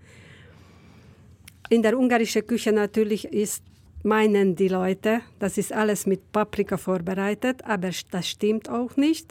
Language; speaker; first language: German; non-native, fluent; Hungarian